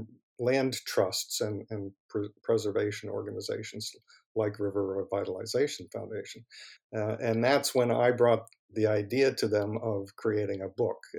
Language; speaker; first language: English; native; English